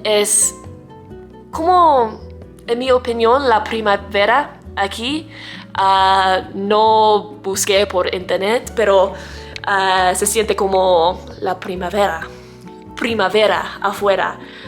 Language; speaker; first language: Spanish; non-native, learner; English